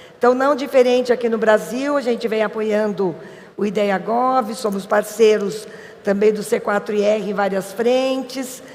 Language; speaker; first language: Portuguese; native; Portuguese